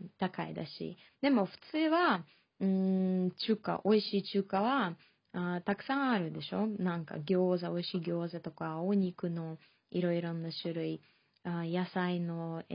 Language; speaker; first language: Japanese; non-native, fluent; Chinese